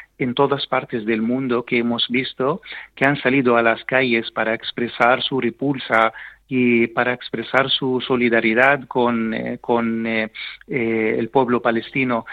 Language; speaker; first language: Spanish; non-native, fluent; Arabic